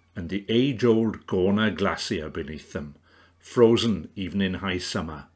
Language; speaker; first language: English; native; English